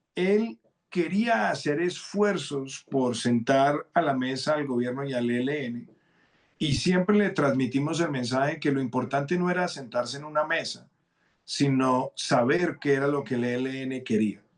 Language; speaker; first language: Spanish; native; Spanish